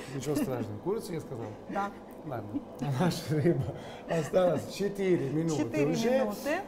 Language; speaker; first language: Russian; non-native, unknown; Italian